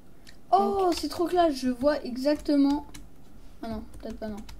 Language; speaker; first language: French; native; French